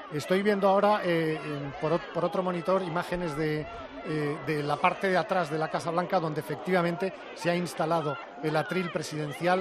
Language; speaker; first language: Spanish; native; Spanish